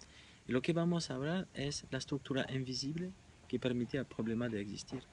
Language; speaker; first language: Spanish; non-native, fluent; French